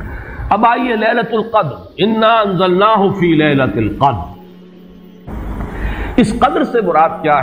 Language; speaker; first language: Urdu; native; Urdu